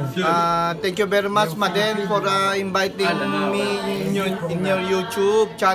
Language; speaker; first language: English; non-native, local second language; Filipino